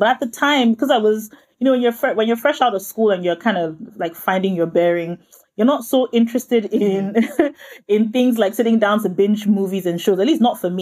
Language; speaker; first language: English; non-native, local second language; Yoruba